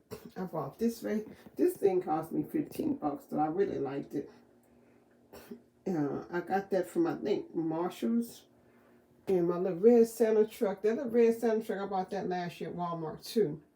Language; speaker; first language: English; native; English